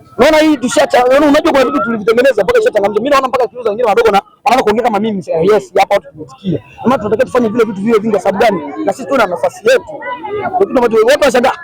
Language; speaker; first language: Swahili; early bilingual, other home language; Bembe